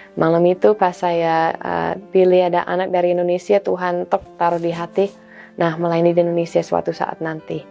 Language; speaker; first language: Indonesian; non-native, fluent; English